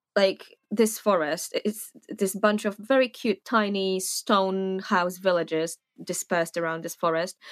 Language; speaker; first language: English; non-native, fluent; Polish